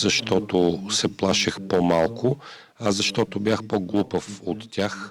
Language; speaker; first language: Bulgarian; native; Bulgarian